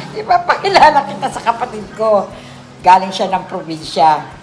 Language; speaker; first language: Filipino; native; Filipino